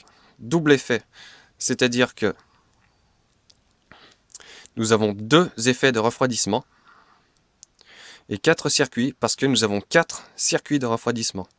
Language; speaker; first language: French; native; French